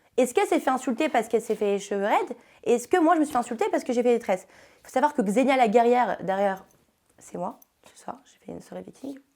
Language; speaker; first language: French; early bilingual, heritage; French